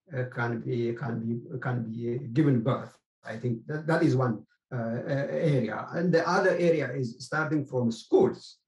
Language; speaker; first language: English; non-native, fluent; Amharic